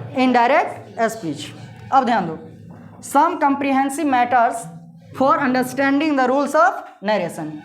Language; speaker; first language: Hindi; native; Hindi